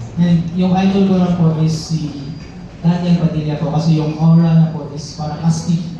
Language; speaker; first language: Filipino; non-native, local second language; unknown